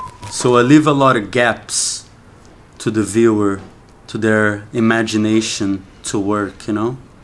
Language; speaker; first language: English; non-native, fluent; Portuguese